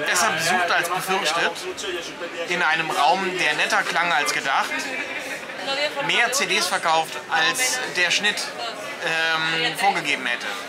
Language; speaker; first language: German; native; German